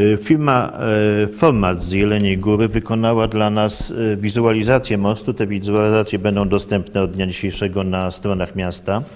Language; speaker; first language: Polish; native; Polish